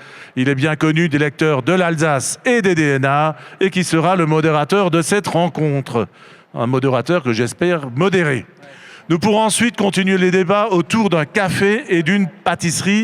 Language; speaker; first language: French; native; French